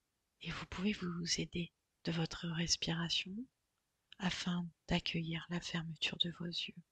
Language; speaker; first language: French; native; French